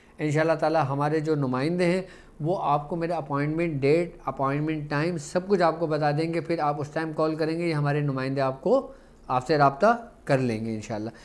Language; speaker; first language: Urdu; native; Urdu